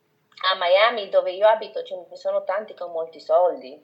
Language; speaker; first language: Italian; non-native, fluent; Spanish